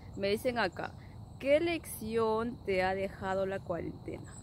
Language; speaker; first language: Spanish; native; Spanish